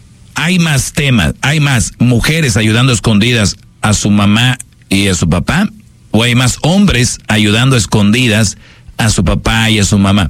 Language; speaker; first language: Spanish; native; Spanish